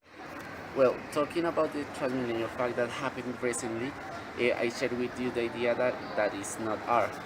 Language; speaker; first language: English; non-native, learner; Spanish